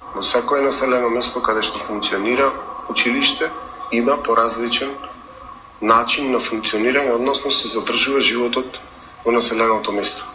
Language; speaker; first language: Macedonian; native; Macedonian